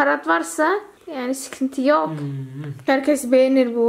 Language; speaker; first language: Turkish; non-native, learner; Indonesian